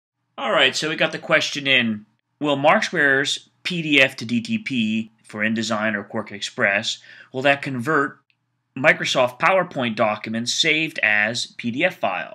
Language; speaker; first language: English; native; English